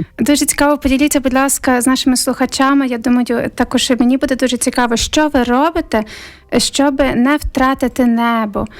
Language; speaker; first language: Ukrainian; native; Ukrainian